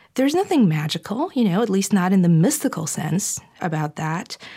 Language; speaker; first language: English; non-native, fluent; Bulgarian